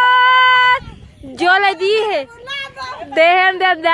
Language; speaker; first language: Spanish; native; Spanish